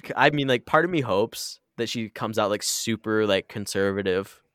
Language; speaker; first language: English; native; English